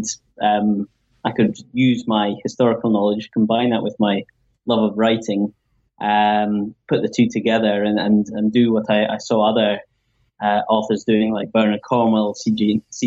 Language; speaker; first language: English; native; English